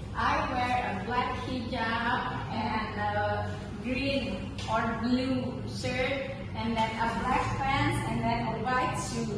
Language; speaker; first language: English; non-native, learner; Indonesian